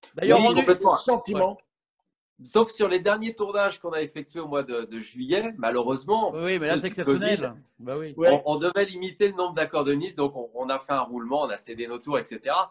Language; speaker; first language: French; native; French